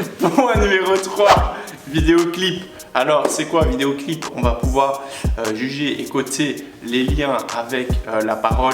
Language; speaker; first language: French; early bilingual, other home language; Russian